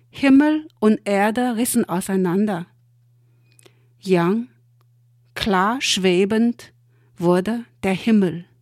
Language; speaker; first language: German; non-native, fluent; Chinese